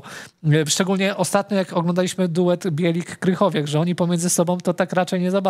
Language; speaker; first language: Polish; native; Polish